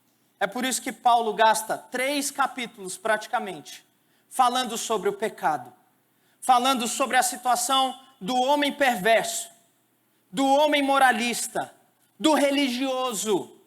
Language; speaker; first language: Portuguese; native; Portuguese